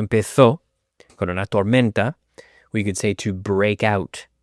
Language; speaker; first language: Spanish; non-native, fluent; English